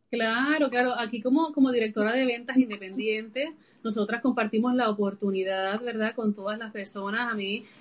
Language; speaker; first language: Spanish; native; Spanish